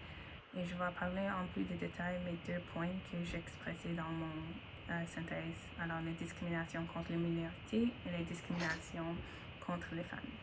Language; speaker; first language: French; non-native, learner; English